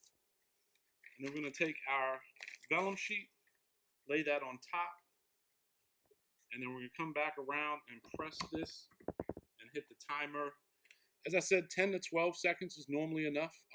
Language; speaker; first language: English; native; English